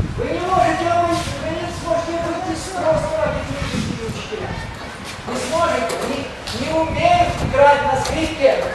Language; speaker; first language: Russian; non-native, local second language; Ukrainian